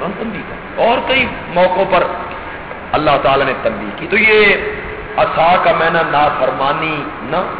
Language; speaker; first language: Urdu; non-native, local second language; Punjabi